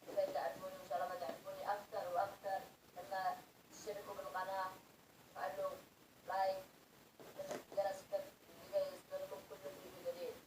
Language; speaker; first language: Arabic; early bilingual, other home language; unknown